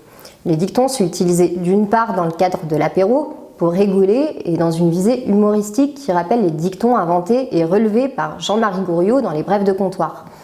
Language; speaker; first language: French; native; French